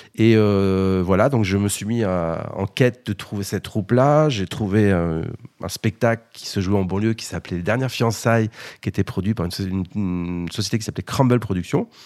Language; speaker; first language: French; native; French